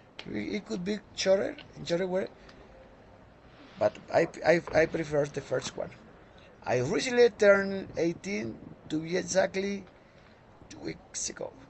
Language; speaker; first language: English; non-native, learner; Spanish